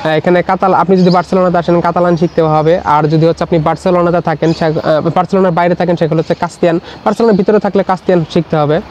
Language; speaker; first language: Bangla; native; Bangla